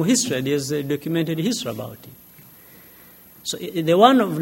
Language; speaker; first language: English; non-native, local second language; Kinyarwanda